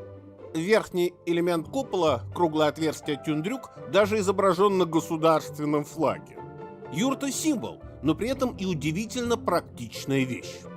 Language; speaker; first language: Russian; native; Russian